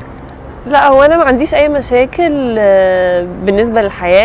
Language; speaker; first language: Arabic; native; Arabic